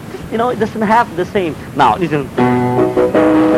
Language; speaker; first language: English; non-native, fluent; Chinese